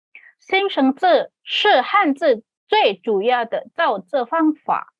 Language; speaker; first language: Chinese; non-native, fluent; Indonesian